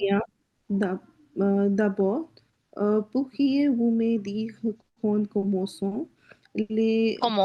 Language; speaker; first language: French; non-native, learner; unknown